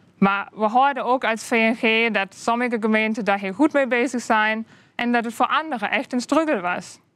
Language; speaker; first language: Dutch; non-native, fluent; German